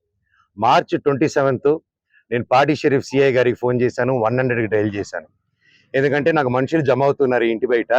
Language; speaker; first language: Telugu; native; Telugu